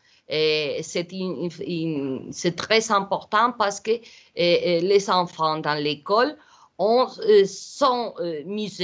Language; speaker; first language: French; non-native, learner; Portuguese